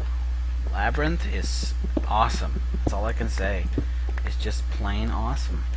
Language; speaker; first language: English; native; English